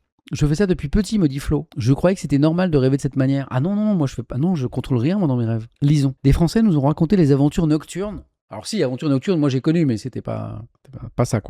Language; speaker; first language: French; native; French